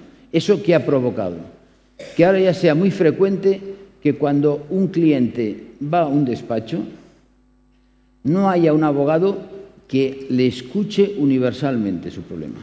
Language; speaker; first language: Spanish; native; Spanish